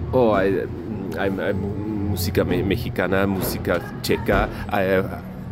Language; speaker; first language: Spanish; non-native, fluent; Czech